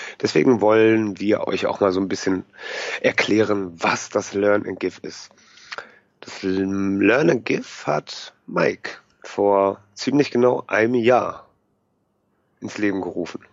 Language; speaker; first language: German; native; German